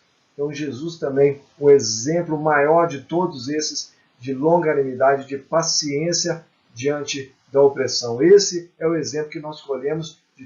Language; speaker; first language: Portuguese; native; Portuguese